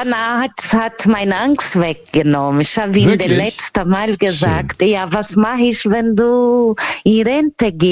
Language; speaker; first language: German; non-native, learner; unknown